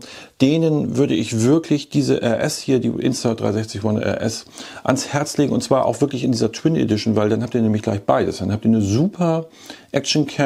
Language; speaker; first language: German; native; German